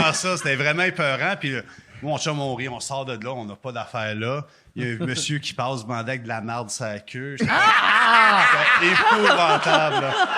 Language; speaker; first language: French; native; French